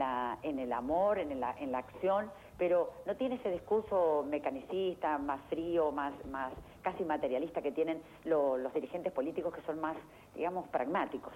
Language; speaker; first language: Spanish; native; Spanish